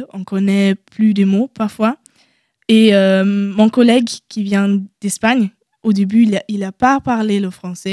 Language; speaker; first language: French; non-native, learner; German